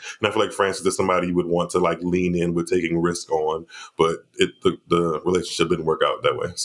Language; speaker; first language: English; native; English